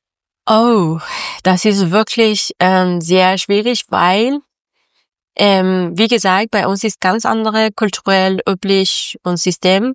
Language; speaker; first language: German; non-native, learner; Persian